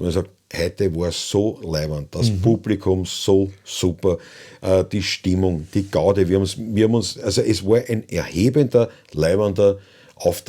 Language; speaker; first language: German; native; German